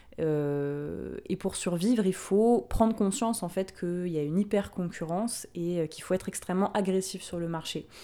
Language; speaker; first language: French; native; French